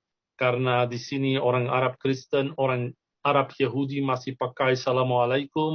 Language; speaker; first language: Indonesian; non-native, fluent; Arabic